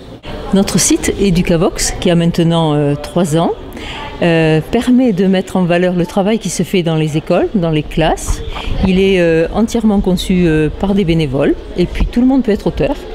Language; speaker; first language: French; native; French